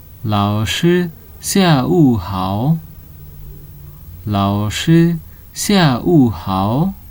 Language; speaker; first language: Chinese; non-native, fluent; Nepali